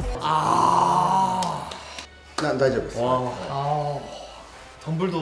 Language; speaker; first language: Japanese; non-native, learner; Korean